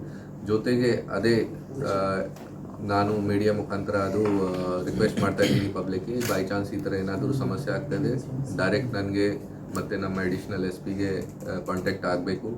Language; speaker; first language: Kannada; non-native, fluent; Hindi